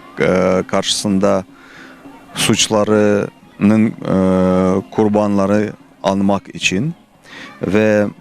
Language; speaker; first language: Turkish; non-native, fluent; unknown